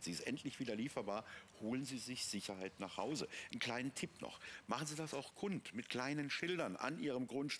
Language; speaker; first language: German; native; German